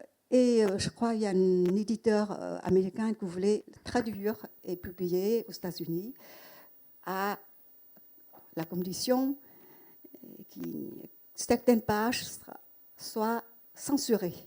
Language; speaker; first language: French; non-native, fluent; Vietnamese